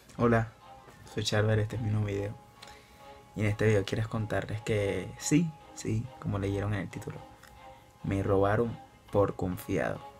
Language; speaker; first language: Spanish; native; Spanish